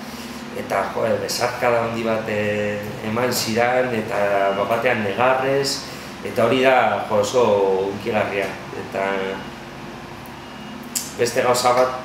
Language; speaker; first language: Basque; non-native, local second language; Spanish